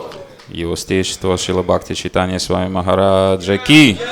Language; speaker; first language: Russian; native; Russian